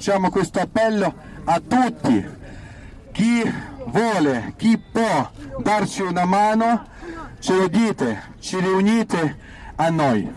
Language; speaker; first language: Italian; non-native, fluent; Ukrainian